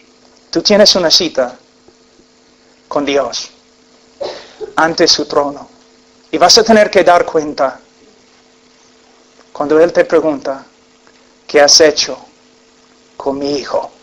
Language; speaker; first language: Spanish; non-native, fluent; English